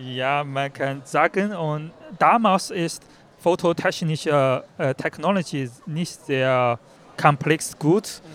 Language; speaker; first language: German; non-native, learner; Chinese